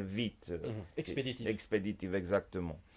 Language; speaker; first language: French; non-native, fluent; Romanian